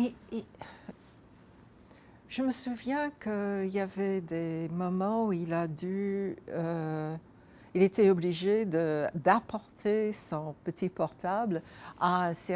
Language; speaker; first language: French; non-native, fluent; English